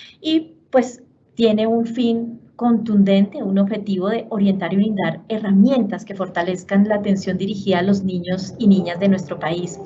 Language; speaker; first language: Spanish; native; Spanish